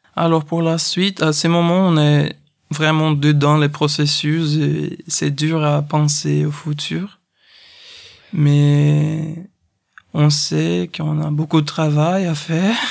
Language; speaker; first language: French; non-native, fluent; Portuguese